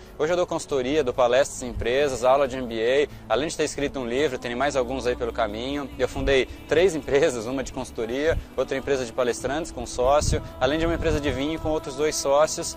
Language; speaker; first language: Portuguese; native; Portuguese